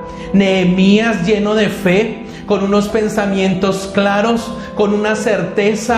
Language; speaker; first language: Spanish; native; Spanish